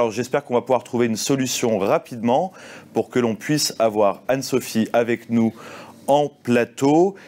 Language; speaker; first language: French; native; French